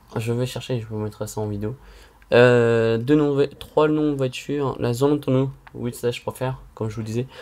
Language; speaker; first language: French; native; French